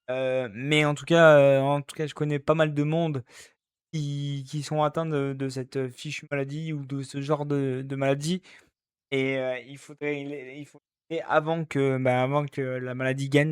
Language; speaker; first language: French; native; French